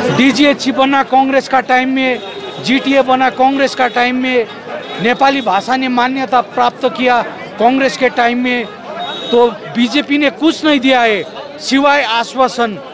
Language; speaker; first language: Hindi; non-native, local second language; Nepali